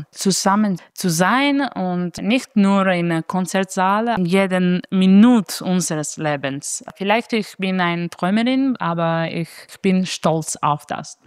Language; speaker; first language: German; non-native, fluent; Italian